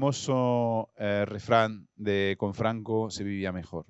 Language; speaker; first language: Spanish; non-native, fluent; French